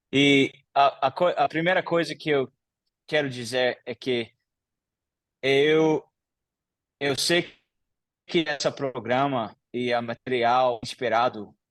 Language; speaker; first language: Portuguese; non-native, learner; English